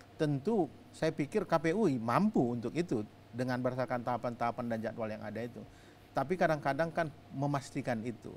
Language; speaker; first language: Indonesian; native; Indonesian